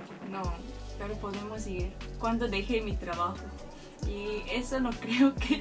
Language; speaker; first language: Spanish; non-native, fluent; Korean